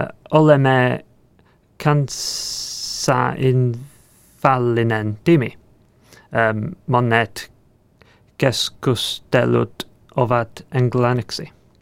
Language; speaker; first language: Finnish; non-native, learner; English